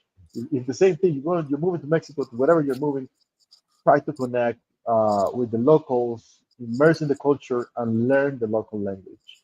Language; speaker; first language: English; non-native, fluent; Spanish